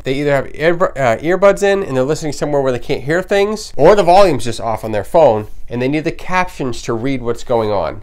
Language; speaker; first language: English; native; English